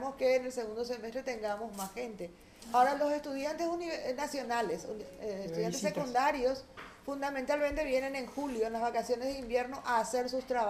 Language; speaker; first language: Spanish; native; Spanish